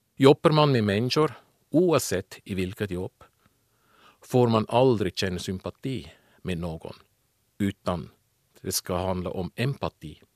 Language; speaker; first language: Swedish; non-native, fluent; German